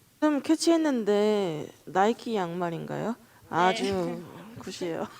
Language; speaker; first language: Korean; native; Korean